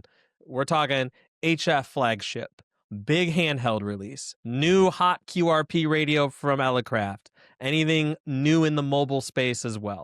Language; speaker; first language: English; native; English